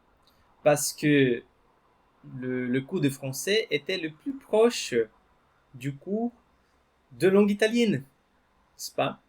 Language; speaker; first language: French; non-native, fluent; Portuguese